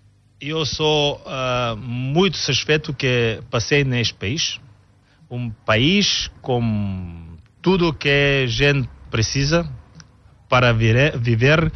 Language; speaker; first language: Portuguese; non-native, fluent; Bulgarian